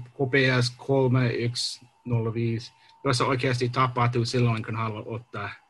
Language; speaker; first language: Finnish; non-native, learner; English